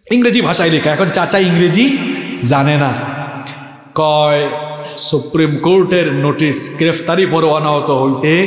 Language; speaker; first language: Bangla; non-native, local second language; Sylheti